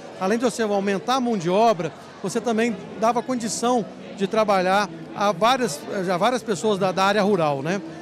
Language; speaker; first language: Portuguese; native; Portuguese